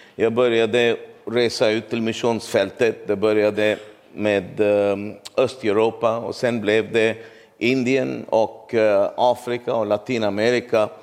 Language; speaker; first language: Swedish; non-native, fluent; Urdu